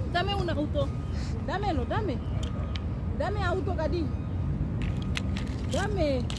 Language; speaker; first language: Spanish; non-native, learner; Haitian Creole